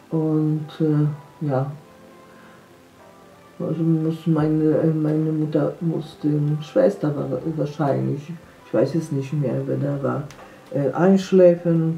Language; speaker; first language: German; non-native, fluent; Polish